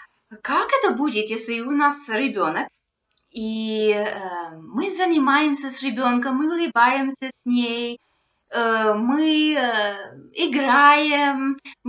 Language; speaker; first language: Russian; non-native, fluent; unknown